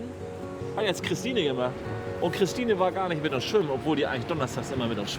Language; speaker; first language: German; native; German